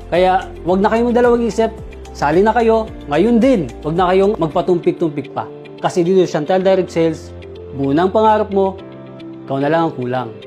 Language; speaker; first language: Filipino; non-native, local second language; Waray